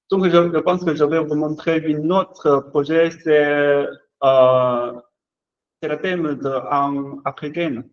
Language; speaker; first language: French; non-native, learner; Chinese